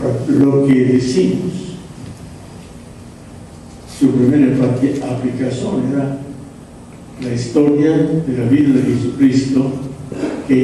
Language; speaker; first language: Spanish; non-native, fluent; English